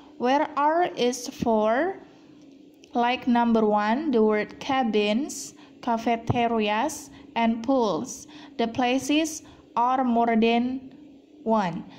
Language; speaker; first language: English; non-native, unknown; Indonesian